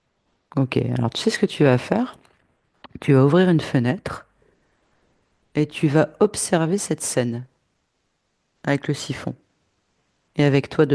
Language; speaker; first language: French; native; French